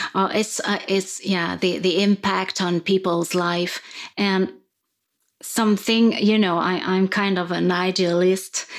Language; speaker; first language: English; non-native, fluent; French